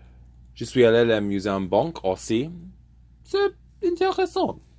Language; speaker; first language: French; non-native, learner; English